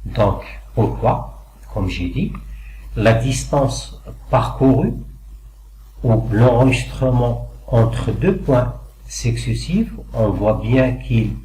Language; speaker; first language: French; non-native, local second language; Arabic